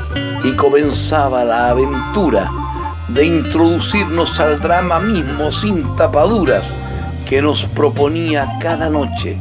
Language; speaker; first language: Spanish; native; Spanish